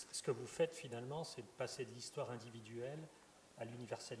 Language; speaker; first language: French; native; French